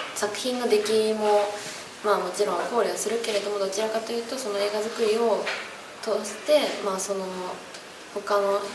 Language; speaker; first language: Japanese; native; Japanese